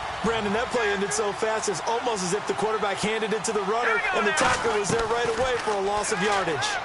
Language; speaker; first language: English; native; English